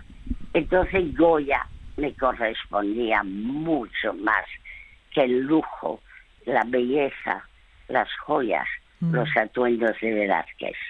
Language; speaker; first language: Spanish; early bilingual, other home language; French